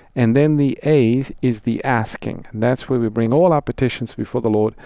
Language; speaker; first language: English; native; English